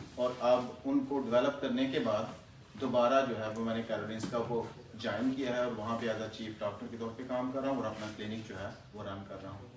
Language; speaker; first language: Urdu; non-native, local second language; Punjabi